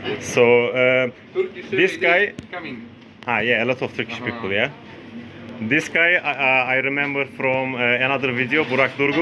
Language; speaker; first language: English; non-native, learner; Turkish